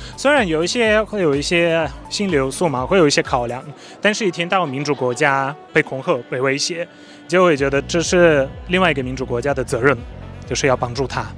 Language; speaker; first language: Chinese; non-native, fluent; Polish